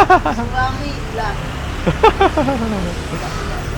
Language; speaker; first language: Indonesian; non-native, local second language; Javanese